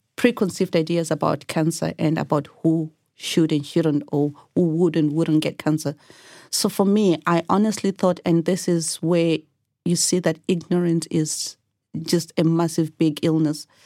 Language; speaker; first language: English; non-native, local second language; Shona